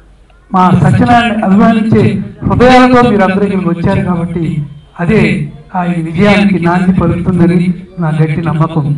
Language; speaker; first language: Telugu; native; Telugu